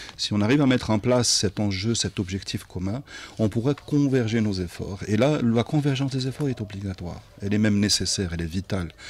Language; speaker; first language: French; non-native, local second language; Arabic